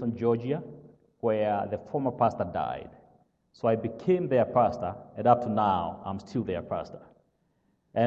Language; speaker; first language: English; non-native, local second language; Kikuyu